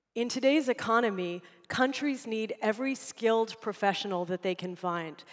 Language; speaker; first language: English; native; English